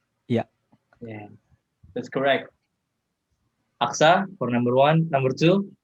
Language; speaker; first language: English; non-native, learner; Indonesian